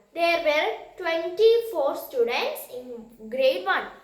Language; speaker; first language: English; non-native, local second language; Malayalam